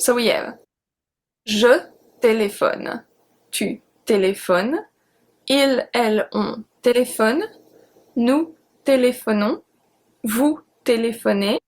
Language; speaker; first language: French; non-native, learner; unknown